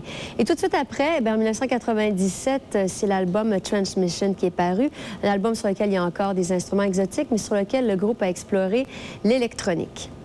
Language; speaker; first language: French; native; French